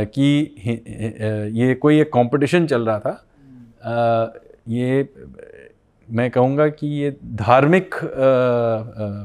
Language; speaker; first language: Hindi; non-native, local second language; Bangla